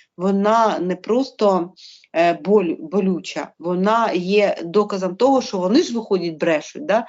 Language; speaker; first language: Ukrainian; native; Ukrainian